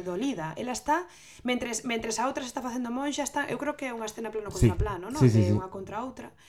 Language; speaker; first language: Galician; non-native, local second language; Spanish